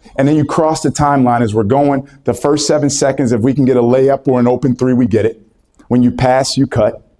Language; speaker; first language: English; native; English